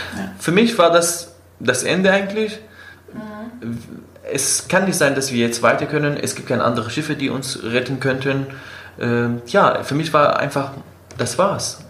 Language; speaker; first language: German; non-native, fluent; Kurdish